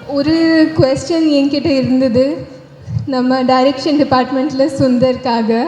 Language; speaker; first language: Tamil; non-native, learner; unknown